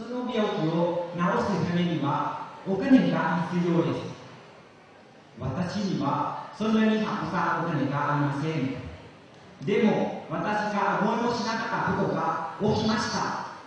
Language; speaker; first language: Japanese; non-native, learner; Lao